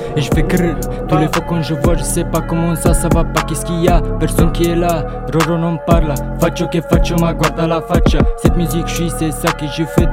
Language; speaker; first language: French; non-native, learner; Romanian